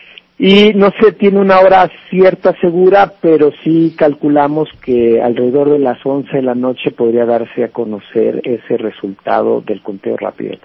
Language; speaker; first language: Spanish; native; Spanish